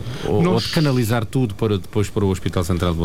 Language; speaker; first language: Portuguese; native; Portuguese